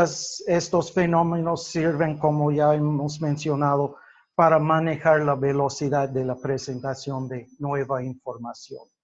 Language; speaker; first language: Spanish; non-native, fluent; English